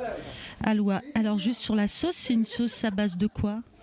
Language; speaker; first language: French; native; French